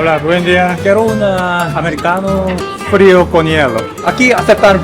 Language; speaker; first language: Spanish; non-native, learner; Korean